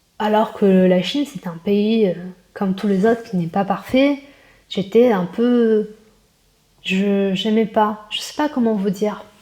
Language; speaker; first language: French; early bilingual, other home language; Chinese